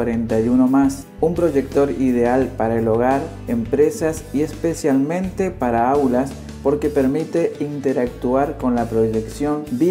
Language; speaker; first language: Spanish; native; Spanish